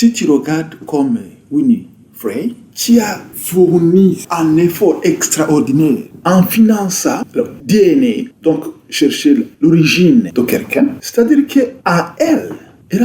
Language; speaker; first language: French; non-native, local second language; Rundi